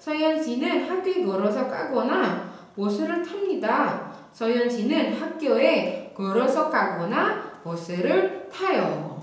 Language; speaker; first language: Korean; non-native, fluent; Indonesian